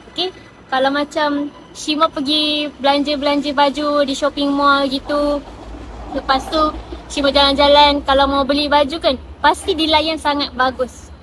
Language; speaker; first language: Malay; native; Malay